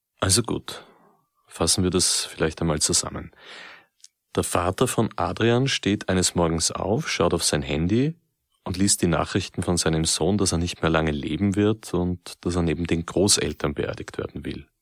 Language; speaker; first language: German; native; German